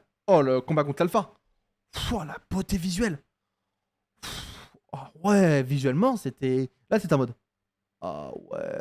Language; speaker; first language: French; native; French